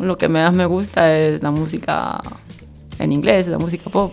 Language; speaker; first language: Spanish; native; Spanish